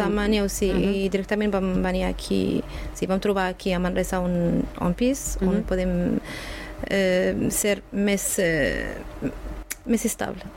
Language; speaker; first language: Catalan; non-native, fluent; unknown